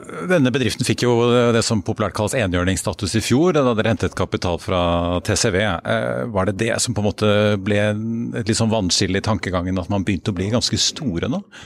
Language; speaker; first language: Norwegian; native; Norwegian